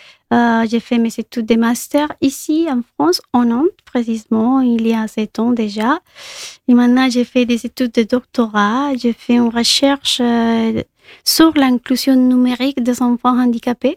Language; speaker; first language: French; non-native, fluent; Spanish